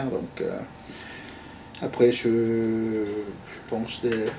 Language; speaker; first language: French; non-native, fluent; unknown